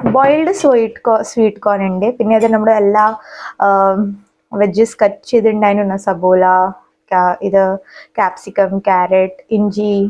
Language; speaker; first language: Malayalam; non-native, local second language; Hindi